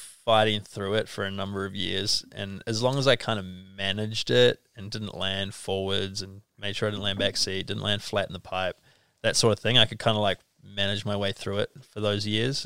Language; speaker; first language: English; native; English